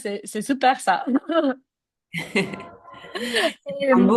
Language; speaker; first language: French; non-native, fluent; Spanish